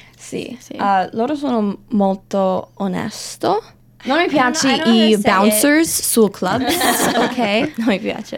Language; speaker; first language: Italian; non-native, learner; English